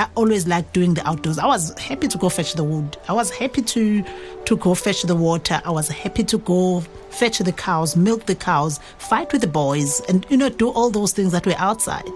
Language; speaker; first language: English; non-native, local second language; Zulu